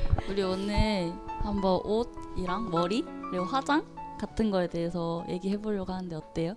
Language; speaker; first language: Korean; native; Korean